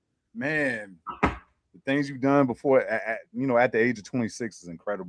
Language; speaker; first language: English; native; English